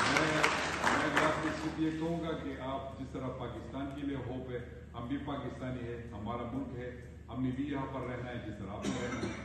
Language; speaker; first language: Urdu; non-native, local second language; Pashto